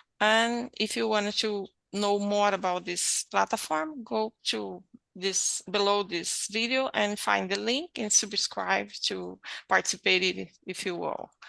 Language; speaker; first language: English; non-native, learner; Portuguese